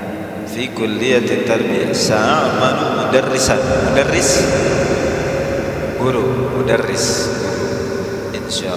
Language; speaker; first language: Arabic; non-native, fluent; Indonesian